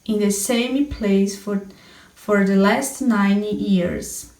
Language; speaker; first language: English; non-native, fluent; Portuguese